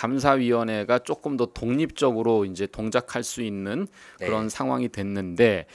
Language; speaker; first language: Korean; native; Korean